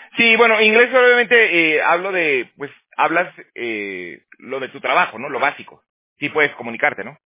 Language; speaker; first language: Spanish; native; Spanish